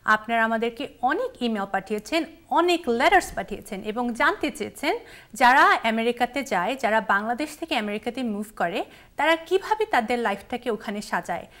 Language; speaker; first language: Bangla; early bilingual, heritage; Bangla